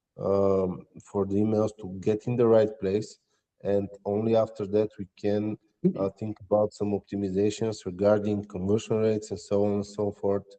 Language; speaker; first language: English; non-native, fluent; Bulgarian